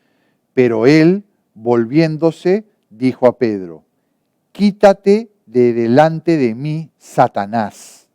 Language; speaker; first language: Spanish; native; Spanish